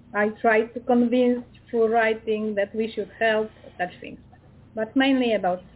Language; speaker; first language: English; non-native, learner; Polish